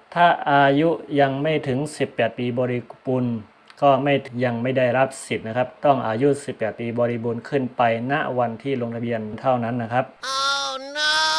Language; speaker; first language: Thai; non-native, local second language; Shan